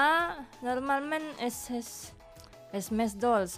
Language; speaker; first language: Catalan; non-native, learner; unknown